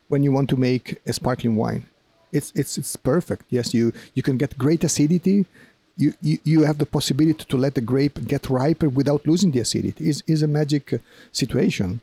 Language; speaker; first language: English; non-native, fluent; Italian